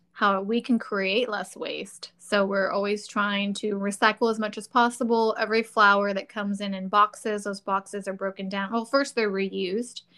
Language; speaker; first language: English; native; English